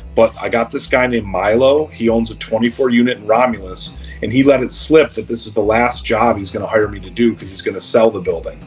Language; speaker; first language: English; native; English